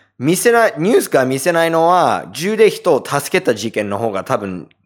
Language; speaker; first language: Japanese; non-native, fluent; English